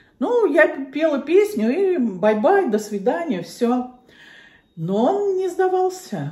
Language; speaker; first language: Russian; native; Russian